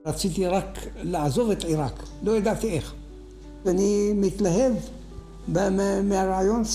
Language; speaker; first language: Hebrew; non-native, fluent; Arabic